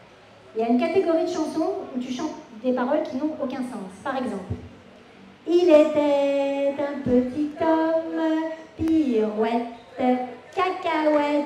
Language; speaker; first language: French; native; French